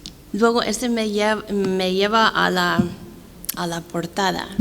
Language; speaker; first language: Spanish; non-native, fluent; English